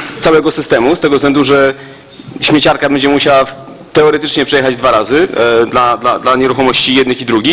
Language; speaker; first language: Polish; native; Polish